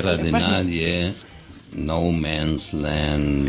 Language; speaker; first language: Spanish; non-native, fluent; German